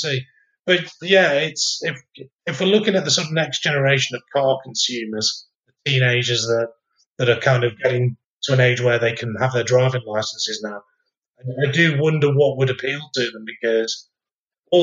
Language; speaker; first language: English; native; English